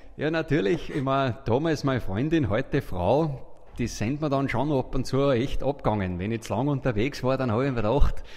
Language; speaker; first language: German; native; German